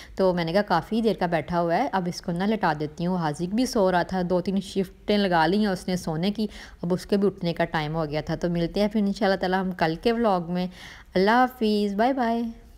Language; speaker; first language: Urdu; non-native, local second language; Punjabi